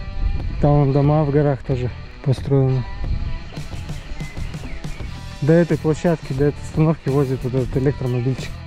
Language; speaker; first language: Russian; native; Russian